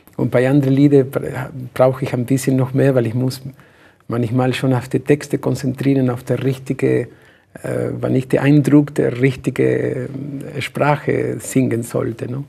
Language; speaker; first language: German; non-native, learner; Spanish